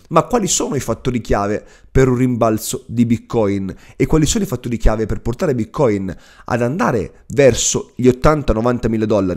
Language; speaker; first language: Italian; native; Italian